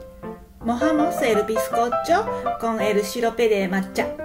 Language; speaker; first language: Spanish; non-native, learner; Japanese